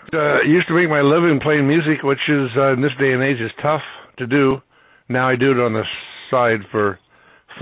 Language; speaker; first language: English; native; English